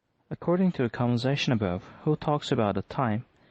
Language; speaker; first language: English; non-native, fluent; Turkish